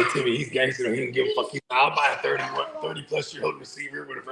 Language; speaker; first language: English; native; English